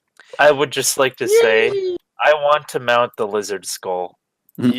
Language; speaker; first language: English; native; English